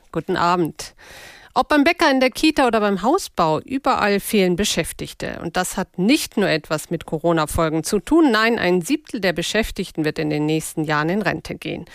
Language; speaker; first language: German; native; German